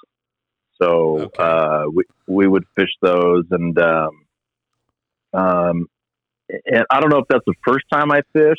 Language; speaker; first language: English; native; English